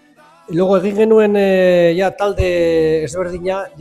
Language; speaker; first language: Basque; non-native, local second language; Spanish